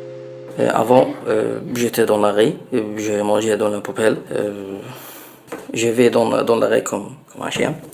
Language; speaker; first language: French; non-native, learner; Arabic